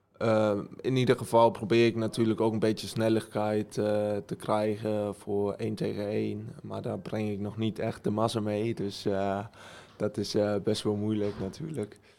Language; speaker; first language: Dutch; early bilingual, heritage; Dutch